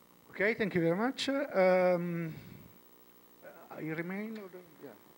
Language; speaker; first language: English; non-native, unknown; Italian